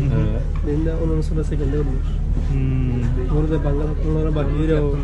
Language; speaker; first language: Turkish; non-native, learner; Rohingya